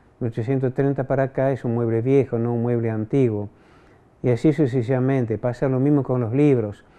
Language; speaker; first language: Spanish; non-native, fluent; French